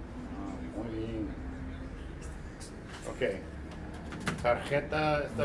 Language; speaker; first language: Spanish; non-native, learner; English